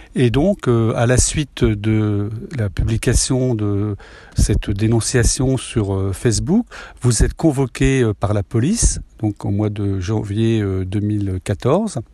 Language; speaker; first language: French; native; French